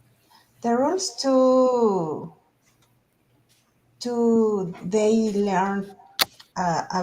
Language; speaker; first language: English; non-native, learner; Spanish